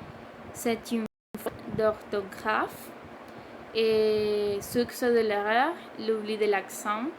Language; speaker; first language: French; non-native, learner; Spanish